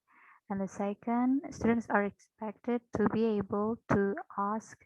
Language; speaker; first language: English; non-native, fluent; Indonesian